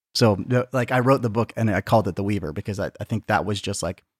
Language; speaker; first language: English; native; English